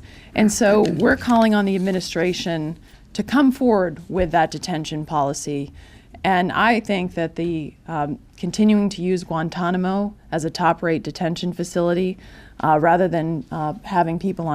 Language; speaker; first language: English; native; English